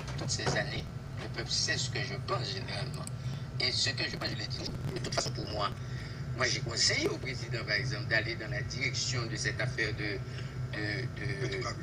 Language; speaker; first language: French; non-native, local second language; Haitian Creole